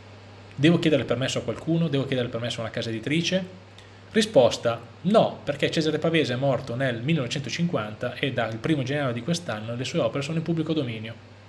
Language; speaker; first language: Italian; native; Italian